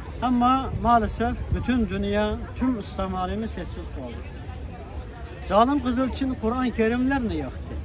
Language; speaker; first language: Turkish; non-native, fluent; Uyghur